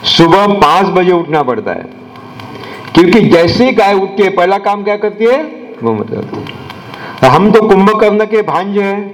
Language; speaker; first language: Hindi; non-native, local second language; Marathi